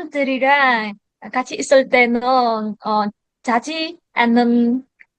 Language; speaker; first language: Korean; non-native, learner; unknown